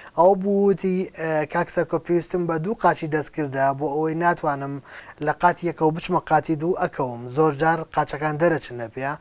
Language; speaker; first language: Central Kurdish; native; Central Kurdish